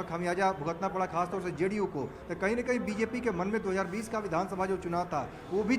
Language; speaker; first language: Hindi; native; Hindi